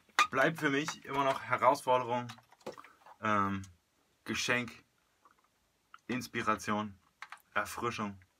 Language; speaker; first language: German; native; German